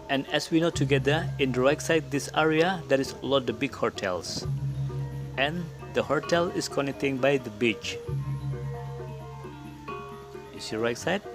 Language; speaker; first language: English; non-native, local second language; Indonesian